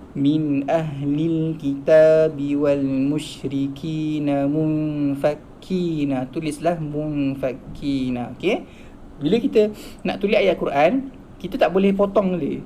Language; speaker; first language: Malay; native; Malay